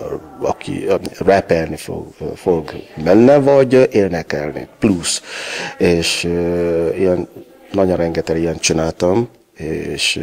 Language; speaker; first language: Hungarian; non-native, learner; Yoruba